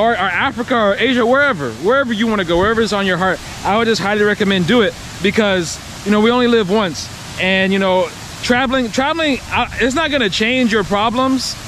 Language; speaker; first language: English; native; English